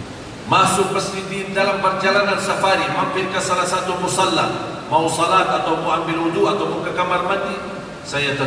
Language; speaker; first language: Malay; non-native, fluent; Arabic